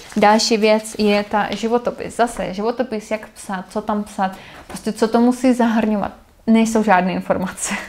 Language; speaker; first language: Czech; non-native, fluent; Russian